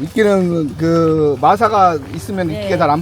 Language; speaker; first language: Korean; native; Korean